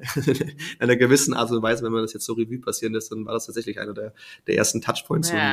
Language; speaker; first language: German; native; German